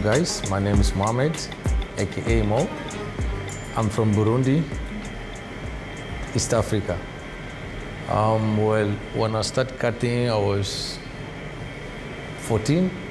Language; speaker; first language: English; non-native, fluent; Rundi